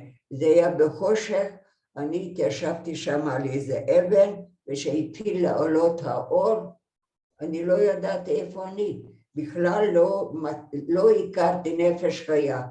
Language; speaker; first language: Hebrew; non-native, fluent; Hungarian